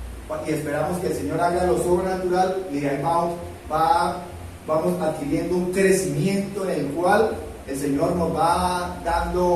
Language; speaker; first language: Spanish; native; Spanish